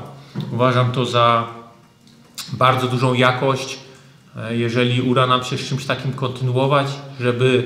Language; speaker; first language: Polish; early bilingual, heritage; German